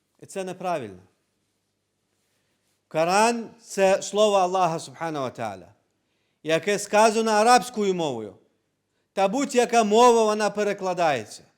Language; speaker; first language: Ukrainian; non-native, local second language; Crimean Tatar